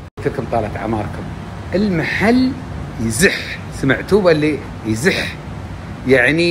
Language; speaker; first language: Arabic; native; Arabic